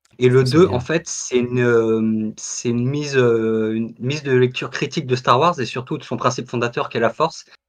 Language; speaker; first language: French; native; French